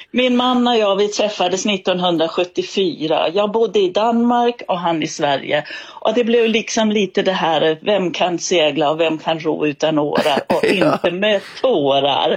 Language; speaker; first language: Swedish; native; Swedish